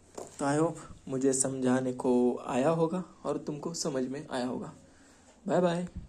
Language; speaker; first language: Hindi; non-native, local second language; Marathi